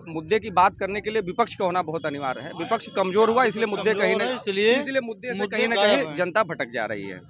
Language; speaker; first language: Hindi; native; Hindi